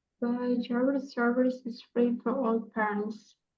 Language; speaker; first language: English; non-native, learner; Ukrainian